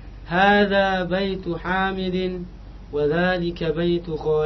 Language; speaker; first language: Arabic; non-native, learner; Indonesian